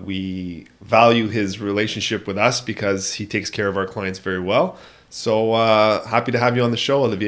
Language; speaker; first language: English; native; English